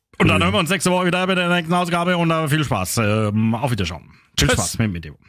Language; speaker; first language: German; native; German